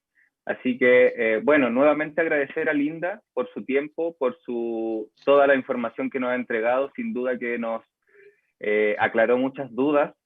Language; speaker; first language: Spanish; native; Spanish